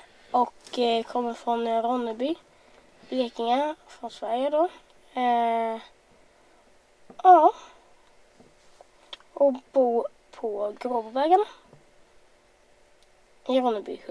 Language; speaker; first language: Swedish; native; Swedish